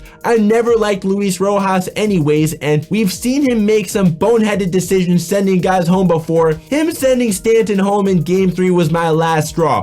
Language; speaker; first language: English; native; English